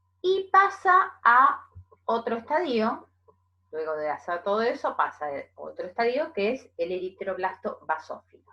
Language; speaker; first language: Spanish; native; Spanish